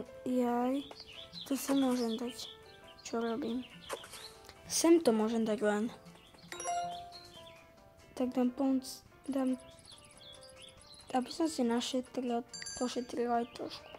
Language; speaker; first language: Slovak; native; Slovak